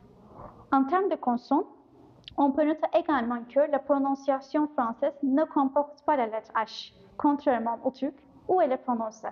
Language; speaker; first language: French; non-native, fluent; Turkish